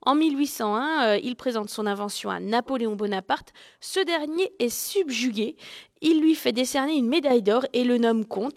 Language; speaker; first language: French; native; French